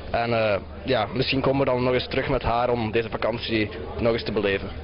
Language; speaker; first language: Dutch; native; Dutch